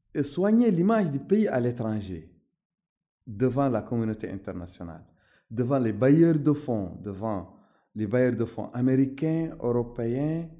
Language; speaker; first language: French; non-native, local second language; Arabic